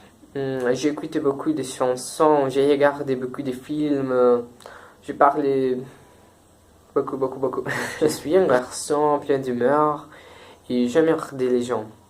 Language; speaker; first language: French; non-native, learner; Portuguese